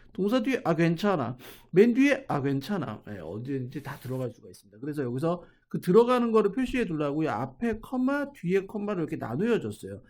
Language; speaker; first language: Korean; native; Korean